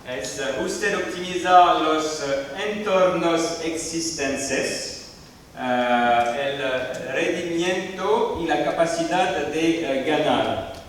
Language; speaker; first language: Spanish; non-native, learner; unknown